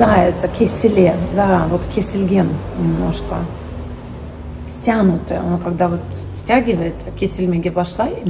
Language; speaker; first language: Russian; native; Russian